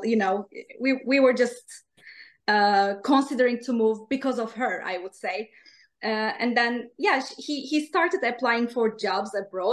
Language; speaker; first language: English; non-native, fluent; Turkish